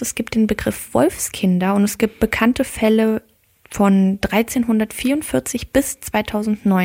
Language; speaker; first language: German; native; German